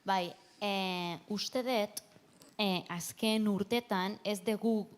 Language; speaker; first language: Basque; non-native, local second language; Catalan